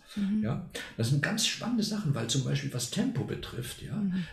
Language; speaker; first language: German; non-native, fluent; Spanish